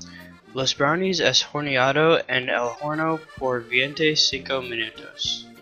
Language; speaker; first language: Spanish; non-native, learner; English